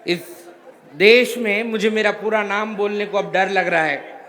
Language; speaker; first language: Hindi; non-native, local second language; Marathi